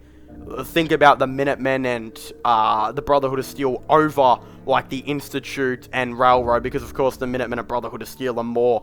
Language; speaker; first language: English; native; English